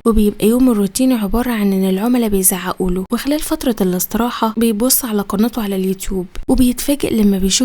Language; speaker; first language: Arabic; native; Arabic